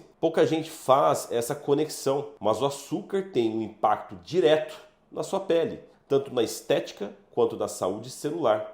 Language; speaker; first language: Portuguese; native; Portuguese